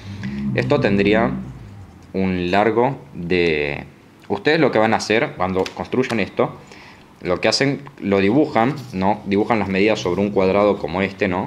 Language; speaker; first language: Spanish; native; Spanish